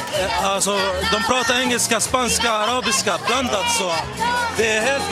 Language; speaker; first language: Swedish; non-native, learner; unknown